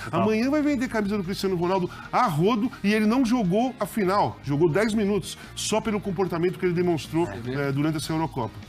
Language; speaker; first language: Portuguese; native; Portuguese